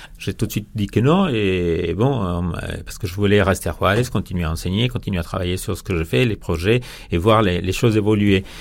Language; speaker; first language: French; non-native, fluent; Spanish